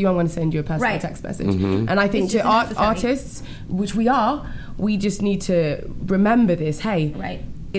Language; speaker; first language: English; native; English